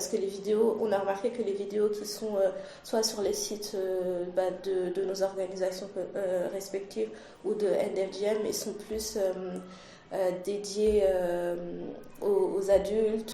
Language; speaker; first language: French; early bilingual, other home language; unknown